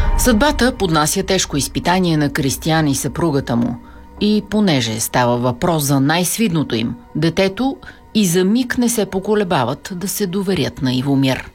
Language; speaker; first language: Bulgarian; native; Bulgarian